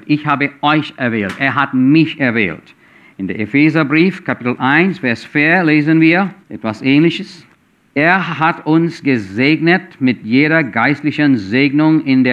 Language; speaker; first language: German; non-native, fluent; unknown